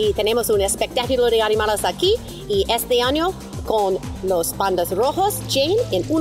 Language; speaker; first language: Spanish; non-native, learner; English